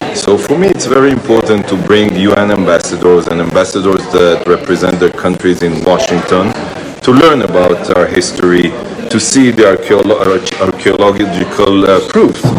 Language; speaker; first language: English; non-native, fluent; Hebrew